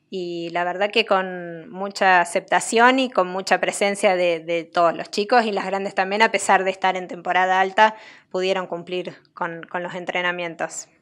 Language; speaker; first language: Spanish; native; Spanish